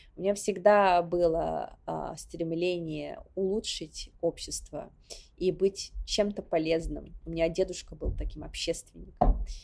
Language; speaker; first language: Russian; non-native, local second language; Yakut